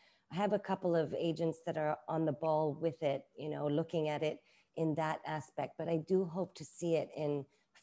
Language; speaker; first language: English; native; English